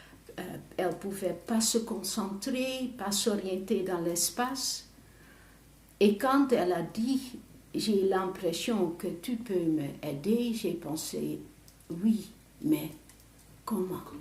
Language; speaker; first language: French; non-native, fluent; Dutch